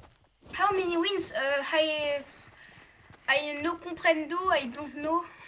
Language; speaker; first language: English; non-native, learner; French